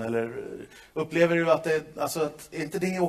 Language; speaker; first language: Swedish; native; Swedish